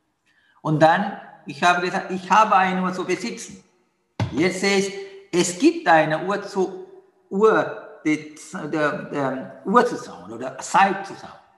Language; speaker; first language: German; non-native, fluent; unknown